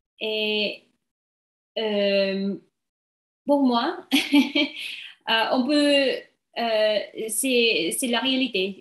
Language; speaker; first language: French; non-native, learner; English